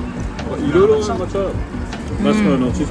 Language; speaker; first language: Japanese; non-native, fluent; French